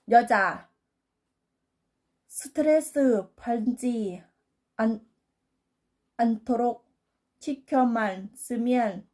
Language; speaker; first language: Korean; non-native, learner; Thai